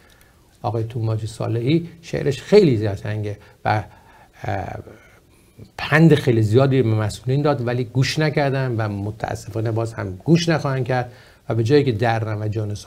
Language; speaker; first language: Persian; native; Persian